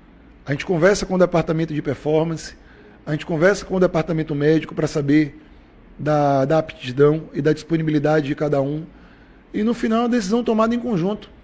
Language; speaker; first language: Portuguese; native; Portuguese